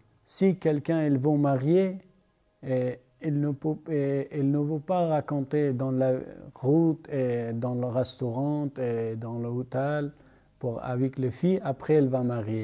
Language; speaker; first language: French; non-native, learner; Persian